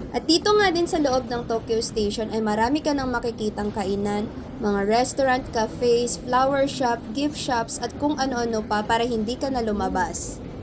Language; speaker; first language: Filipino; native; Filipino